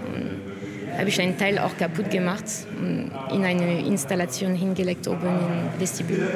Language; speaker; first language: German; non-native, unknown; French